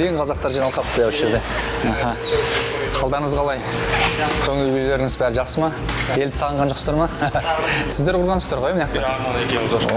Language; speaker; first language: Kazakh; native; Kazakh